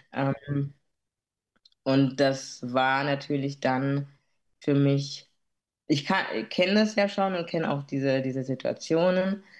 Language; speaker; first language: German; native; German